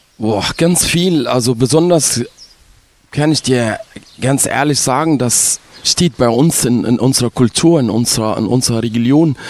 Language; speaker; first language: German; non-native, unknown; Arabic